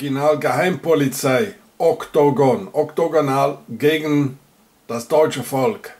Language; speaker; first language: German; non-native, fluent; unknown